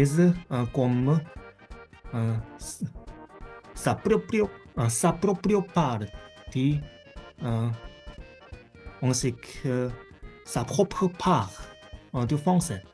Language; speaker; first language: French; non-native, fluent; Japanese